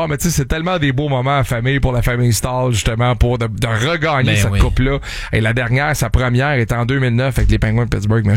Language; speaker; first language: French; native; French